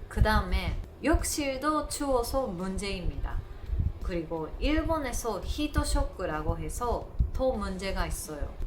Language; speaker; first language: Korean; non-native, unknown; Japanese